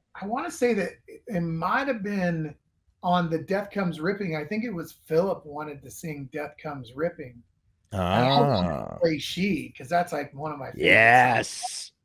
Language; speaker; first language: English; native; English